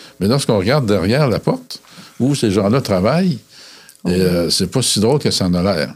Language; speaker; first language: French; native; French